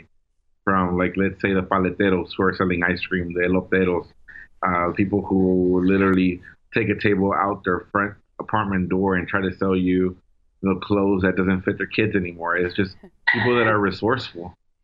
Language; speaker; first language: English; early bilingual, other home language; Spanish